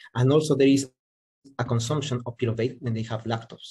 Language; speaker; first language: English; non-native, fluent; Spanish